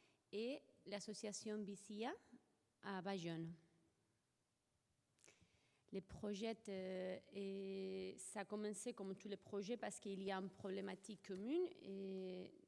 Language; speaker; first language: French; non-native, fluent; Spanish